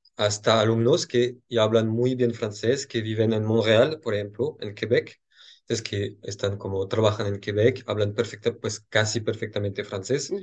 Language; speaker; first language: Spanish; non-native, fluent; French